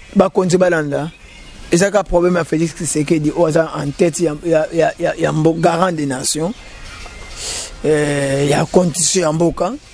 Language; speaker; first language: Lingala; non-native, local second language; Kongo